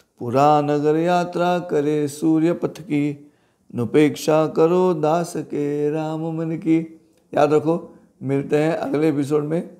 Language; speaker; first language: Hindi; non-native, local second language; Marathi